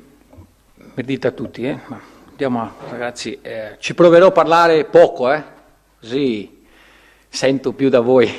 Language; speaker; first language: Italian; non-native, fluent; Portuguese